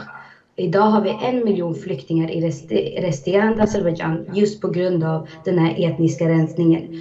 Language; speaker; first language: Swedish; early bilingual, other home language; Azerbaijani